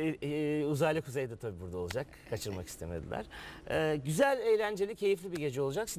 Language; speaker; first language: Turkish; native; Turkish